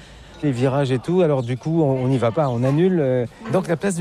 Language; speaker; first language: French; native; French